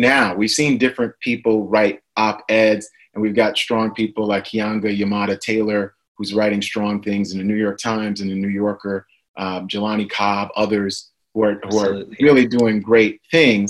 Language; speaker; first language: English; native; English